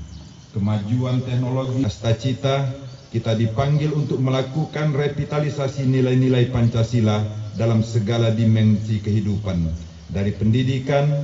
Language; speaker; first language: Indonesian; native; Indonesian